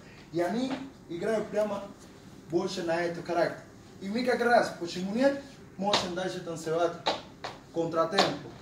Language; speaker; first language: Russian; non-native, fluent; Spanish